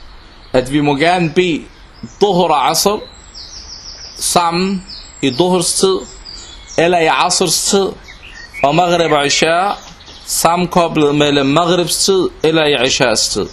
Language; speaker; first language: Danish; non-native, local second language; Arabic